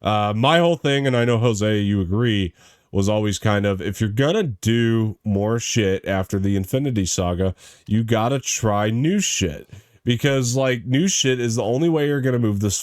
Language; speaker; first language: English; native; English